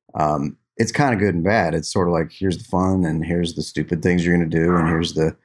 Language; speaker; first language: English; native; English